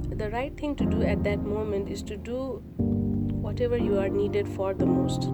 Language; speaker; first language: English; non-native, local second language; Nepali